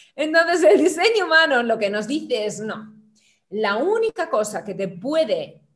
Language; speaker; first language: Spanish; non-native, fluent; German